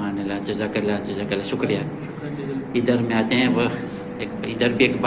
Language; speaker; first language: Hindi; non-native, learner; Gujarati